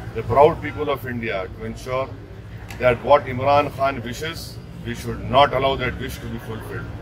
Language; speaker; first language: English; non-native, local second language; Urdu